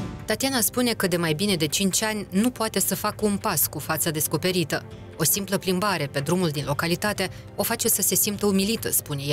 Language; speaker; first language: Romanian; native; Romanian